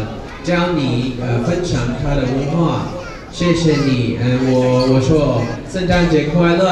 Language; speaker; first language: Chinese; non-native, learner; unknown